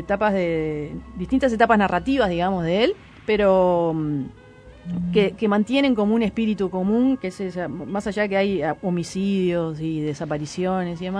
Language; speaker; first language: Spanish; native; Spanish